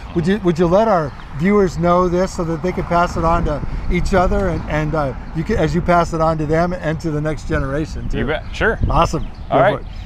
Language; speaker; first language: English; native; English